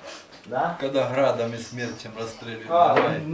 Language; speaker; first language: Russian; native; Russian